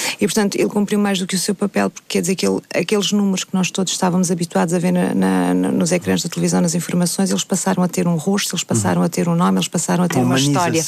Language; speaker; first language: Portuguese; native; Portuguese